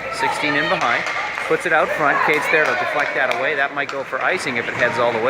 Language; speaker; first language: English; native; English